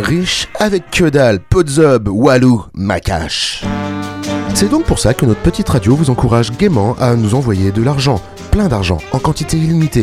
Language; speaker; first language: French; native; French